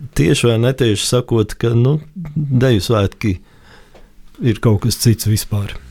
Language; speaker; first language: Latvian; native; Latvian